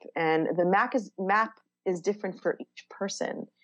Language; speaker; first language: English; non-native, fluent; Hebrew